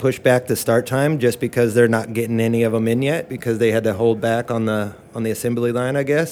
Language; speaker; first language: English; native; English